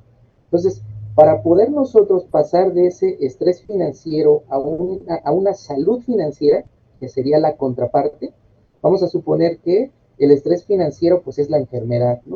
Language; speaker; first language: Spanish; native; Spanish